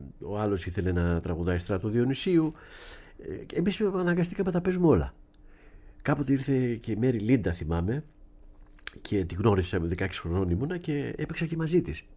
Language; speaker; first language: Greek; early bilingual, heritage; Greek